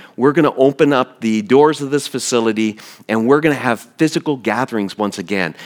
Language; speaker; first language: English; native; English